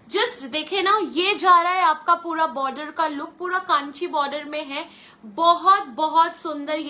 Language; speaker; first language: Hindi; non-native, local second language; Bangla